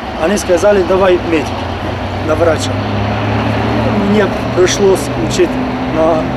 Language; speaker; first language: Ukrainian; non-native, learner; Turkish